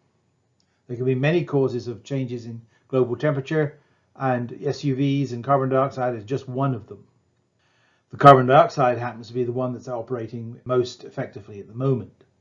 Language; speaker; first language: English; native; English